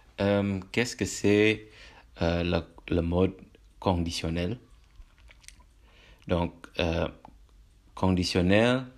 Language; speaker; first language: French; non-native, learner; Indonesian